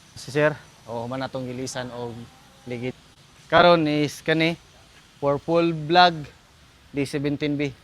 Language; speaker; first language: Cebuano; native; Cebuano